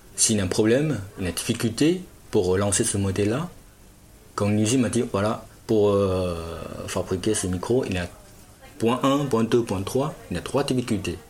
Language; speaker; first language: French; non-native, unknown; Chinese